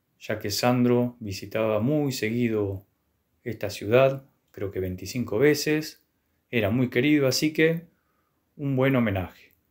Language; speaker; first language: Spanish; native; Spanish